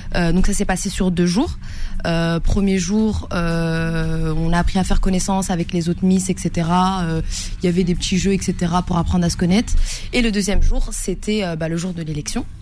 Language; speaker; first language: French; native; French